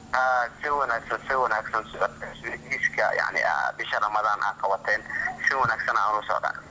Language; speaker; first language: Somali; native; Somali